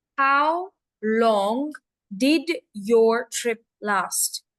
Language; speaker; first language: English; non-native, fluent; Urdu